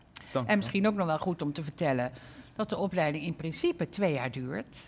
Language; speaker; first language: Dutch; native; Dutch